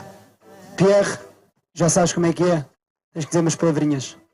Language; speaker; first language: Portuguese; native; Portuguese